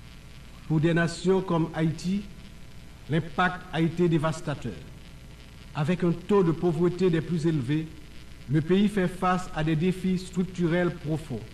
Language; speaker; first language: French; non-native, local second language; Haitian Creole